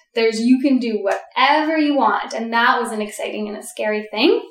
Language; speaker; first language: English; early bilingual, other home language; Russian